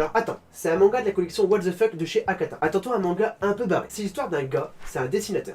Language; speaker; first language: French; native; French